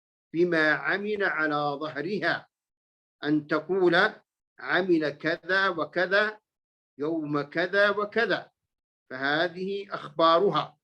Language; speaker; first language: Arabic; native; Arabic